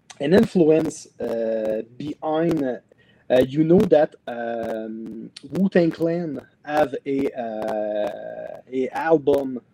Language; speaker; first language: English; non-native, learner; French